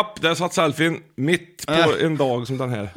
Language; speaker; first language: Swedish; native; Swedish